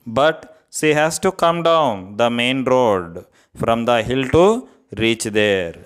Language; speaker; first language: English; non-native, local second language; Telugu